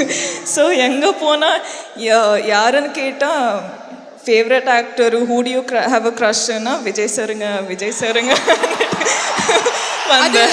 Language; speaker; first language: Tamil; non-native, learner; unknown